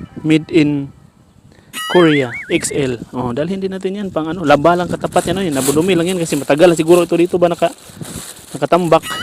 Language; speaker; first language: Filipino; native; Filipino